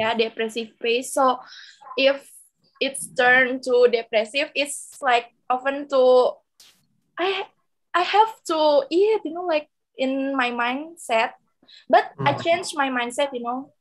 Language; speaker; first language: English; non-native, local second language; Indonesian